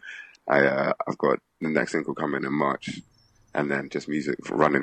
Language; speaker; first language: English; native; English